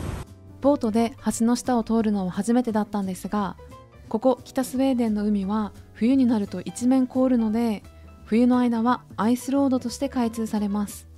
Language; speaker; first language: Japanese; native; Japanese